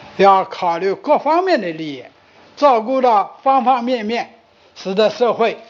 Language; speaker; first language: Chinese; native; Chinese